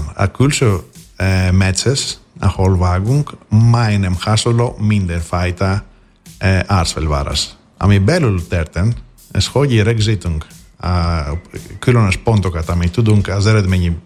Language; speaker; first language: Hungarian; non-native, fluent; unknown